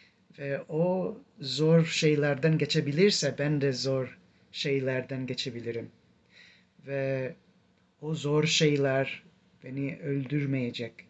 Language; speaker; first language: Turkish; non-native, fluent; English